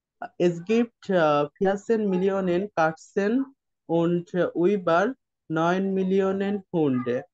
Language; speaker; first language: German; non-native, learner; Bangla